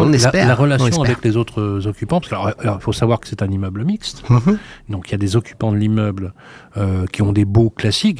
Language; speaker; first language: French; native; French